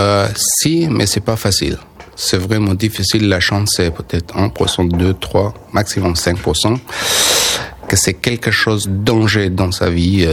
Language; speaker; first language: French; non-native, learner; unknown